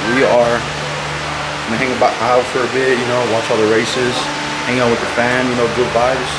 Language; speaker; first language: English; early bilingual, other home language; Spanish